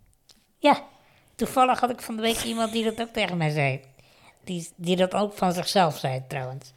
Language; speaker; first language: Dutch; native; Dutch